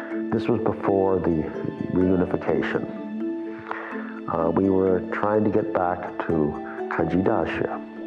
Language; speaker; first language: English; native; English